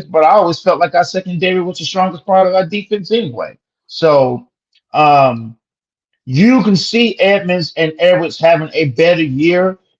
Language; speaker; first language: English; native; English